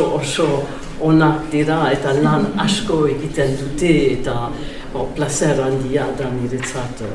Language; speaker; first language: Basque; non-native, learner; English